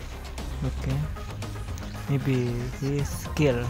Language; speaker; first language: English; non-native, learner; Indonesian